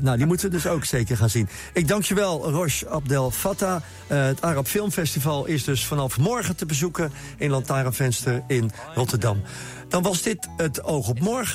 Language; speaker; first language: Dutch; native; Dutch